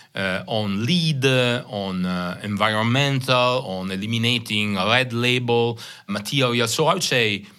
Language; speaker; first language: English; non-native, fluent; Italian